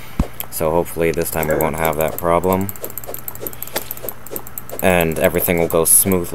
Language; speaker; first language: English; native; English